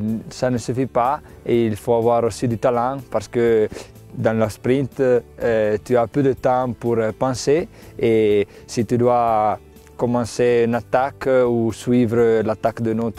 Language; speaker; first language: French; non-native, local second language; Italian